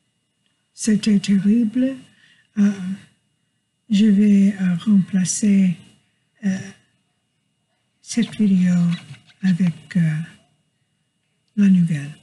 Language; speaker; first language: French; non-native, learner; English